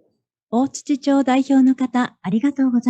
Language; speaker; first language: Japanese; native; Japanese